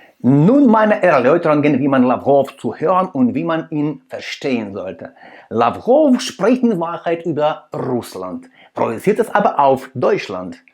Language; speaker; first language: German; non-native, fluent; Russian